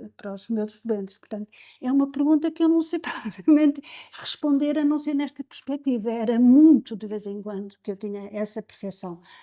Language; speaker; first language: Portuguese; native; Portuguese